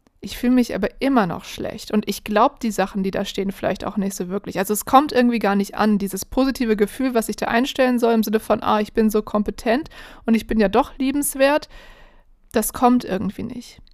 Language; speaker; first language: German; native; German